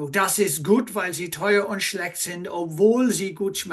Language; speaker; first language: German; non-native, fluent; English